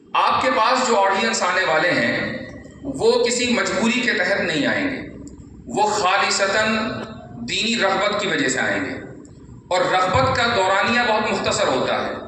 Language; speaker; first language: Urdu; native; Urdu